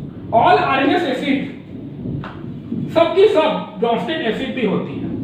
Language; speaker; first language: Hindi; native; Hindi